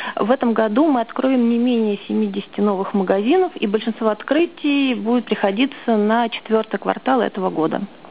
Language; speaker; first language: Russian; native; Russian